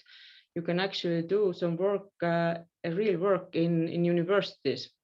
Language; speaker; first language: English; non-native, fluent; Estonian